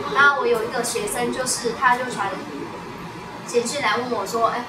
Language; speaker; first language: Chinese; non-native, fluent; Vietnamese